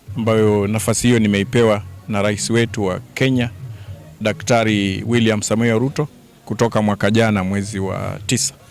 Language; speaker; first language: Swahili; native; Swahili